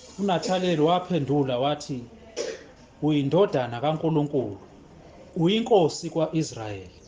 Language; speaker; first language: Zulu; native; Zulu